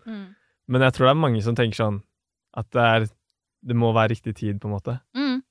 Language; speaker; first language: Norwegian; native; Norwegian